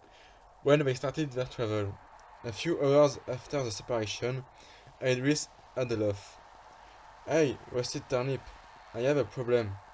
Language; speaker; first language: English; non-native, fluent; French